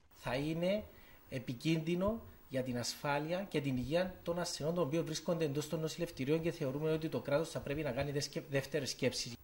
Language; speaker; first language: Greek; native; Greek